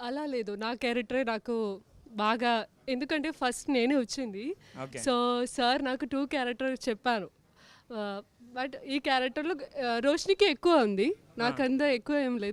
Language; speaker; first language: Telugu; non-native, learner; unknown